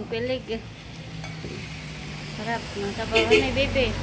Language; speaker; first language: Filipino; native; Filipino